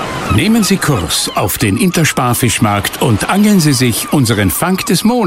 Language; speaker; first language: German; native; German